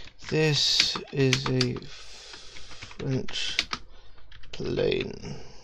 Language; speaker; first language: English; native; English